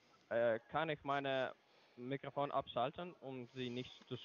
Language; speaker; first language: German; non-native, learner; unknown